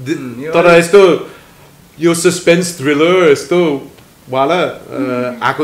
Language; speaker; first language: Nepali; non-native, learner; English